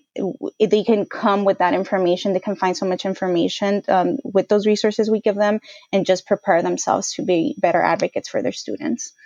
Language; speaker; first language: English; native; English